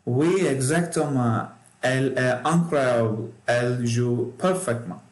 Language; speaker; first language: French; non-native, learner; Turkish